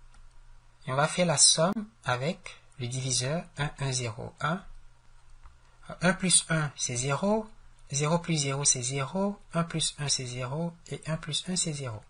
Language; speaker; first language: French; native; French